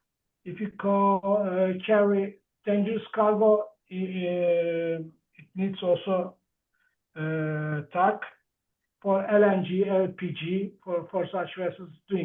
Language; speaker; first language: English; non-native, learner; Turkish